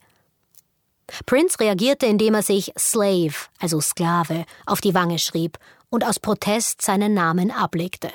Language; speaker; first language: German; native; German